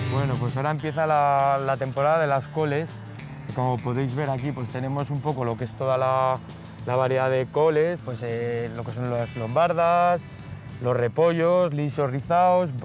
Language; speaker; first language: Spanish; native; Spanish